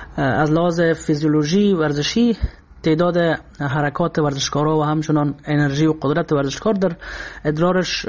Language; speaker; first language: Persian; native; Persian